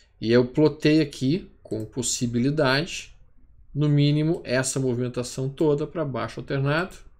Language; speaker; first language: Portuguese; native; Portuguese